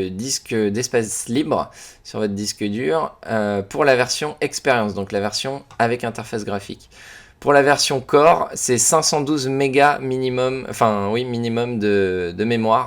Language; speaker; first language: French; native; French